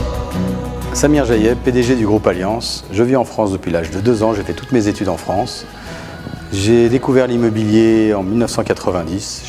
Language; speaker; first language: French; early bilingual, other home language; Arabic